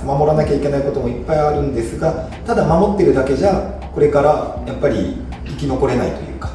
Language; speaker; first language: Japanese; native; Japanese